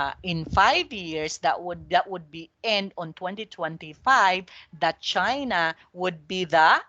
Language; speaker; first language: English; non-native, local second language; Filipino